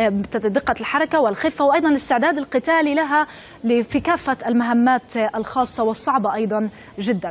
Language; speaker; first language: Arabic; native; Arabic